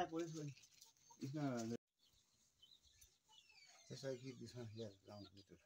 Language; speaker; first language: English; non-native, learner; Urdu